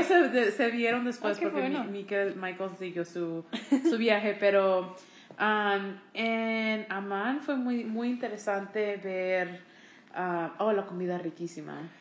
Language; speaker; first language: Spanish; early bilingual, heritage; Spanish